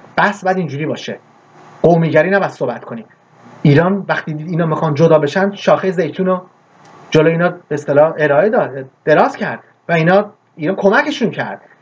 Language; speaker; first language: Persian; early bilingual, heritage; Persian